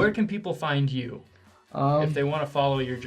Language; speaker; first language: English; native; English